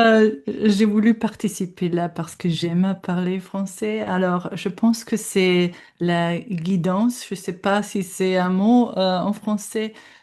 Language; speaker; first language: French; non-native, fluent; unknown